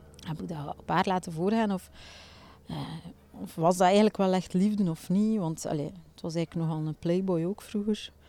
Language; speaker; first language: Dutch; native; Dutch